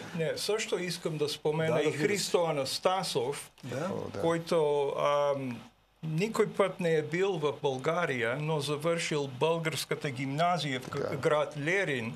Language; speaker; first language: Bulgarian; early bilingual, heritage; Bulgarian